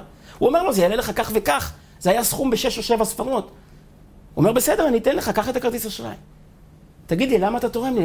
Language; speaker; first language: Hebrew; native; Hebrew